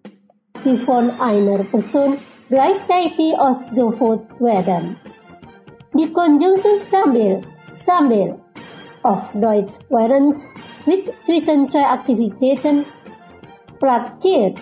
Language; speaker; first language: German; non-native, learner; Indonesian